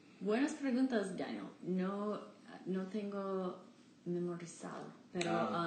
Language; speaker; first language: Spanish; non-native, learner; English